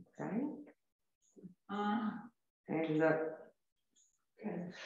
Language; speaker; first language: English; non-native, learner; Italian